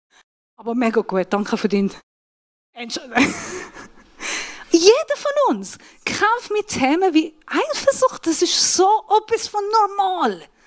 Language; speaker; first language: German; non-native, fluent; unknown